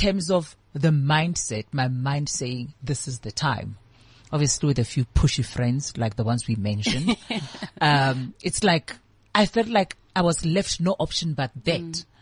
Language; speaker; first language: English; non-native, local second language; Northern Sotho